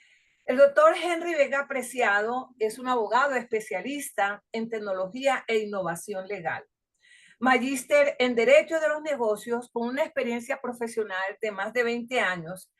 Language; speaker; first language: Spanish; native; Spanish